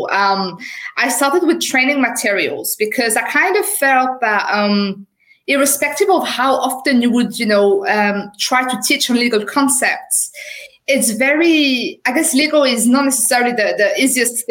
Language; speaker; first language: English; non-native, fluent; French